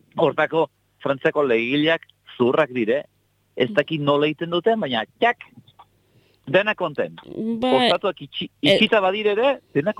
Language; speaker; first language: Basque; native; Basque